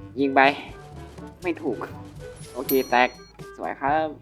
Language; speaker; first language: Thai; native; Thai